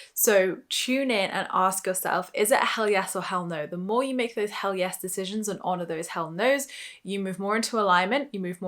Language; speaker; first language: English; native; English